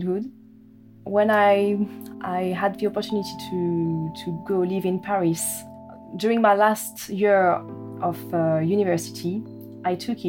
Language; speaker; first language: English; non-native, fluent; French